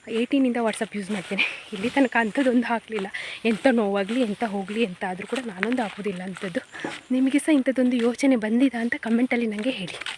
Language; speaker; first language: Kannada; native; Kannada